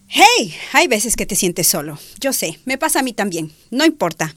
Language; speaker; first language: Spanish; early bilingual, heritage; Spanish